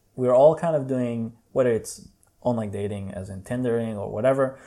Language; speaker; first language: English; non-native, fluent; Hebrew